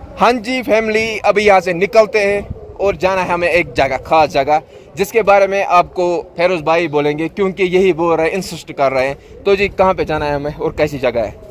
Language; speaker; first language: Hindi; non-native, local second language; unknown